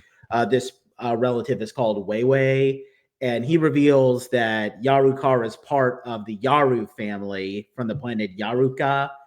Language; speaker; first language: English; native; English